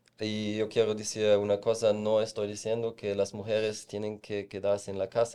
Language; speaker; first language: Spanish; non-native, fluent; German